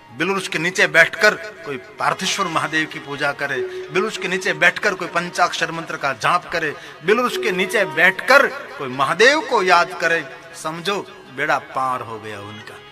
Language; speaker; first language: Hindi; non-native, local second language; Gujarati